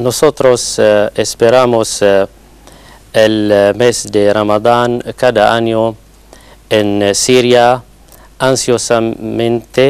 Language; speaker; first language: Spanish; non-native, learner; Arabic